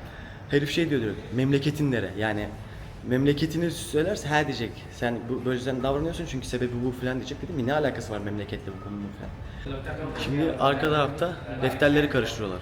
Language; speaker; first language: Turkish; native; Turkish